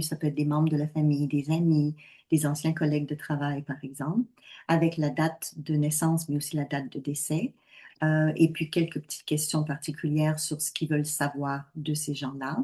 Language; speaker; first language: French; native; French